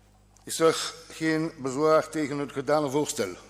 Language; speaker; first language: Dutch; non-native, local second language; French